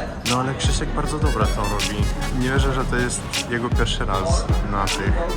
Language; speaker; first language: Polish; non-native, learner; Russian